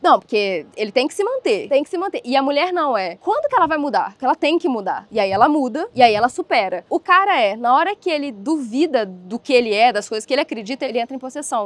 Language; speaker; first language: Portuguese; native; Portuguese